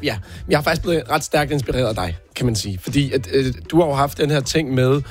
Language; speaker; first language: Danish; native; Danish